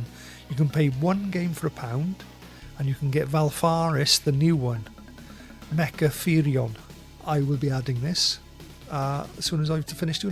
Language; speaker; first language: English; native; English